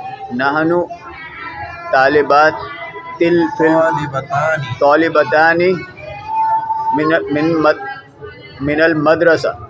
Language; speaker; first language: Arabic; non-native, learner; Urdu